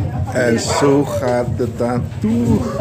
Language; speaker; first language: Dutch; non-native, local second language; Sranan Tongo